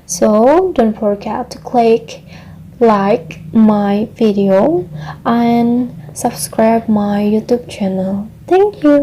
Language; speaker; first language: English; non-native, learner; Indonesian